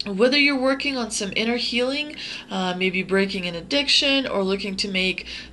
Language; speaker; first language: English; native; English